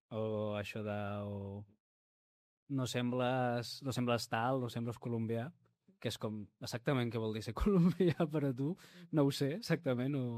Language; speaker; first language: Catalan; early bilingual, other home language; Spanish